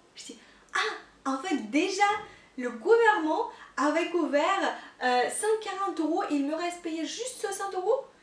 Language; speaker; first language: French; non-native, fluent; Russian